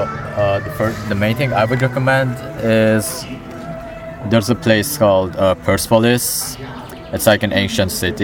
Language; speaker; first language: English; non-native, fluent; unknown